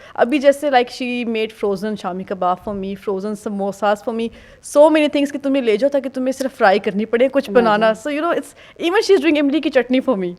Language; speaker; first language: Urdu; native; Urdu